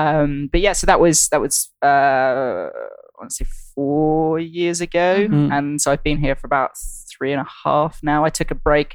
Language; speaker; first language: English; native; English